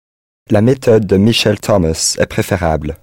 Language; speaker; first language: French; non-native, learner; English